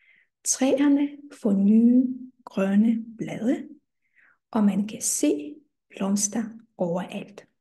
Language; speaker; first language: Danish; non-native, fluent; Russian